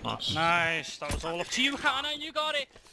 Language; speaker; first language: English; native; English